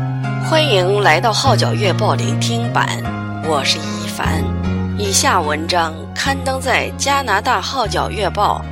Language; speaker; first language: Chinese; native; Chinese